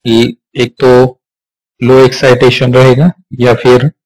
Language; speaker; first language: Hindi; non-native, local second language; Marathi